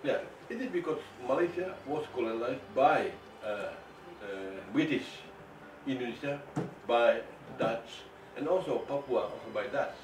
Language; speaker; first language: English; non-native, fluent; Indonesian